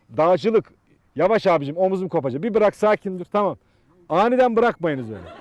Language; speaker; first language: Turkish; native; Turkish